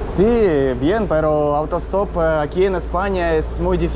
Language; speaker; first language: Spanish; non-native, learner; Russian